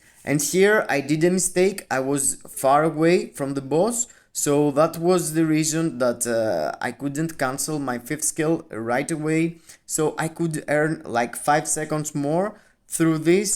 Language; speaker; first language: English; non-native, fluent; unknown